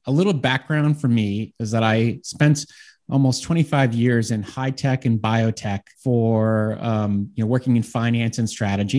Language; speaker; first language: English; native; English